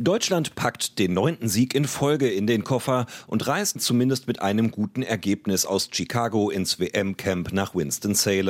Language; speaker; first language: German; native; German